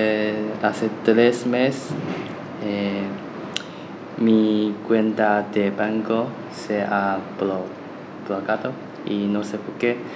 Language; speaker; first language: Spanish; non-native, learner; Chinese